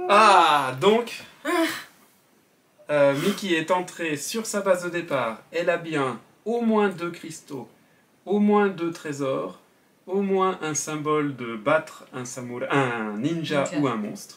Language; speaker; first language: French; native; French